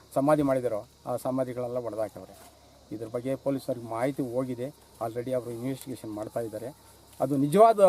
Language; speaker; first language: Kannada; native; Kannada